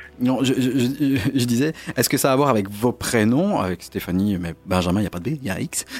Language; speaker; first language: French; native; French